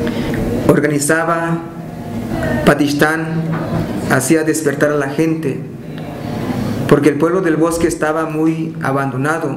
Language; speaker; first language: Spanish; non-native, local second language; Tzotzil